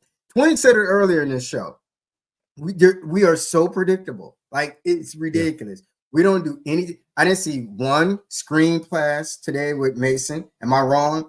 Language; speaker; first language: English; native; English